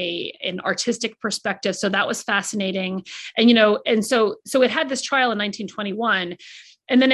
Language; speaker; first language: English; native; English